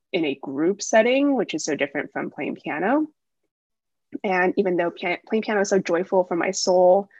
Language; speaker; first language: English; early bilingual, other home language; Wu Chinese